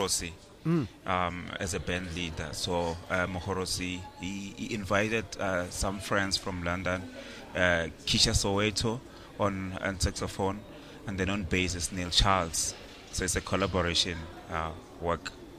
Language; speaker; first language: English; non-native, local second language; Tsonga